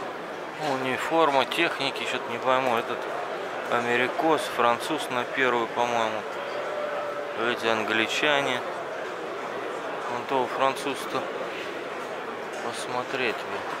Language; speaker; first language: Russian; native; Russian